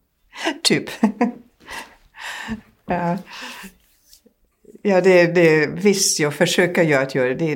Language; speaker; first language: Swedish; non-native, fluent; German